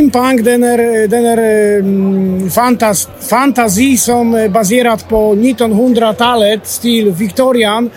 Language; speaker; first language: Swedish; non-native, learner; Polish